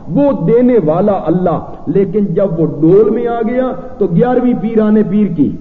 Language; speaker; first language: Urdu; native; Urdu